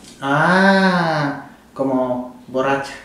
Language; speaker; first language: Spanish; non-native, learner; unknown